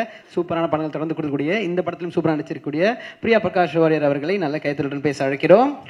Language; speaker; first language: Tamil; native; Tamil